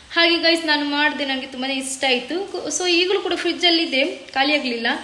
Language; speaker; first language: Kannada; non-native, local second language; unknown